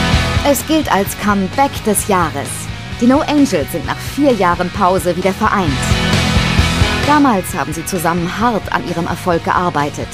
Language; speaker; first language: German; native; German